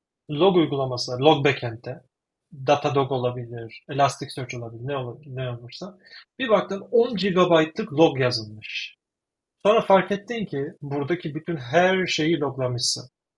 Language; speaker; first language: Turkish; native; Turkish